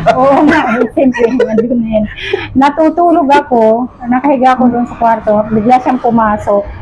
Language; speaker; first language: Filipino; non-native, local second language; Waray